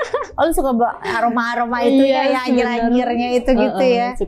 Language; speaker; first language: Indonesian; native; Indonesian